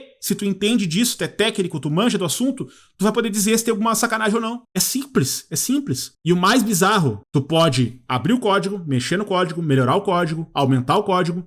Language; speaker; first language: Portuguese; native; Portuguese